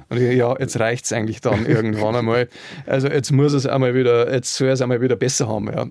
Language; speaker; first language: German; native; German